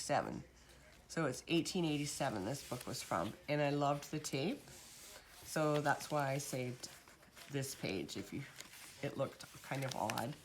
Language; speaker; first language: English; native; English